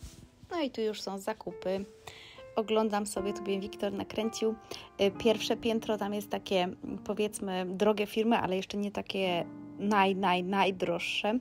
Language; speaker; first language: Polish; native; Polish